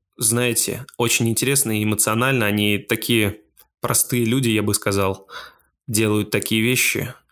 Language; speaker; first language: Russian; native; Russian